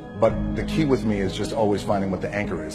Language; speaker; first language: English; native; English